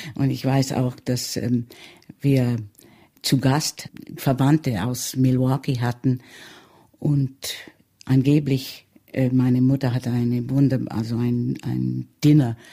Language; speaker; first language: German; early bilingual, heritage; German